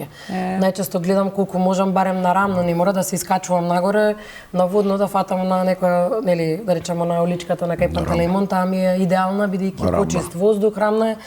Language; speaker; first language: Macedonian; native; Macedonian